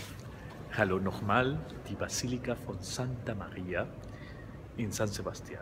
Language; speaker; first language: German; non-native, fluent; Spanish